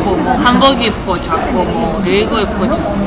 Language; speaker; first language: Korean; non-native, learner; Russian